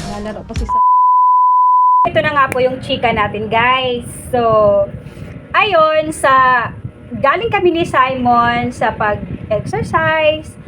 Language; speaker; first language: Filipino; native; Filipino